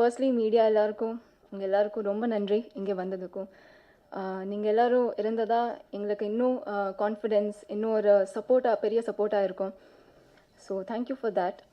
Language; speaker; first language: Tamil; non-native, fluent; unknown